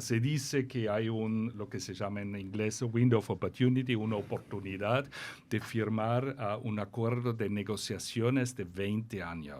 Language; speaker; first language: Spanish; non-native, fluent; German